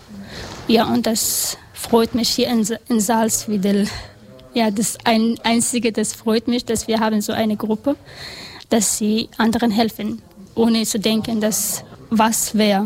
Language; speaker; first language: German; non-native, learner; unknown